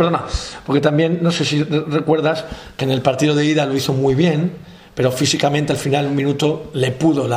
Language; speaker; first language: Spanish; native; Spanish